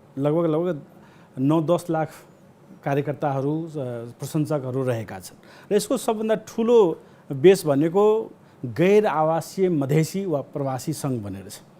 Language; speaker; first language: Nepali; non-native, local second language; Maithili